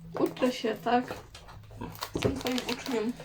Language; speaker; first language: Polish; native; Polish